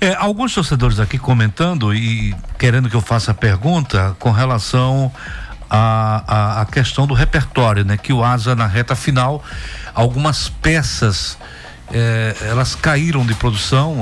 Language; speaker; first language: Portuguese; native; Portuguese